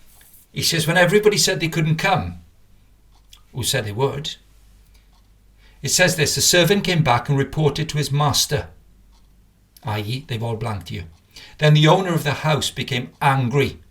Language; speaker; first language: English; native; English